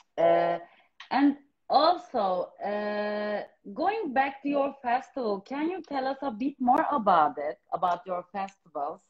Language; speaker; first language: English; non-native, fluent; Turkish